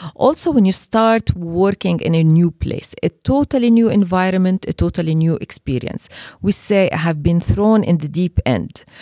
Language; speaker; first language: English; non-native, fluent; Arabic